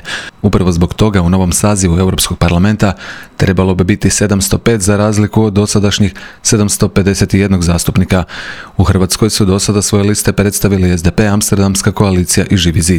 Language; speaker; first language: Croatian; native; Croatian